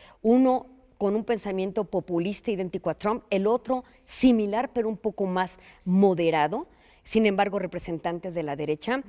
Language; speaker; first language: Spanish; native; Spanish